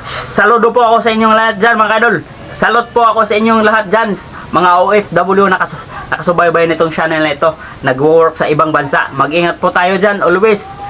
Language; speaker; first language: Filipino; native; Filipino